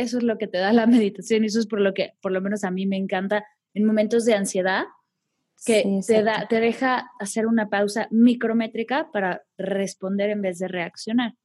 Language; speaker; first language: Spanish; native; Spanish